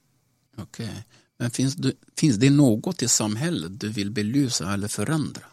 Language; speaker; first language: Swedish; non-native, fluent; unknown